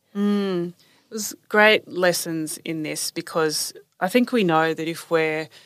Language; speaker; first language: English; native; English